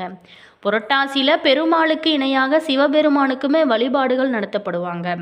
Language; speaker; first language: Tamil; native; Tamil